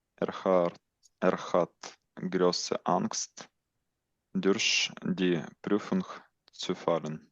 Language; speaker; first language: German; non-native, learner; Ukrainian